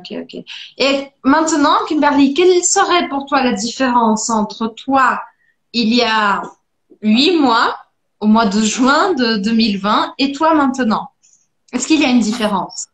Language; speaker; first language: French; non-native, fluent; Portuguese